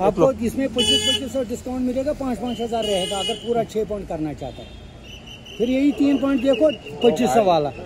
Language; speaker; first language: Hindi; non-native, local second language; Kashmiri